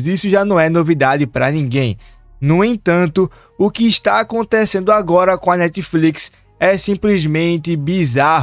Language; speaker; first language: Portuguese; native; Portuguese